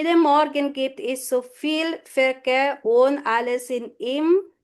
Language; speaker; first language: German; non-native, fluent; Filipino